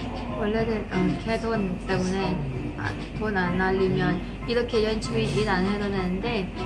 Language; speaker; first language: Korean; non-native, fluent; Thai